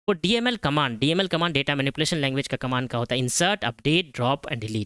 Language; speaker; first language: Hindi; native; Hindi